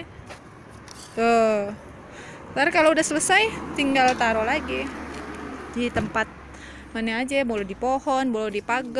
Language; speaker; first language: Indonesian; native; Indonesian